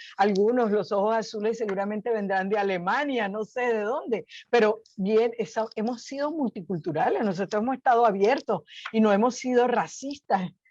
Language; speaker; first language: Spanish; native; Spanish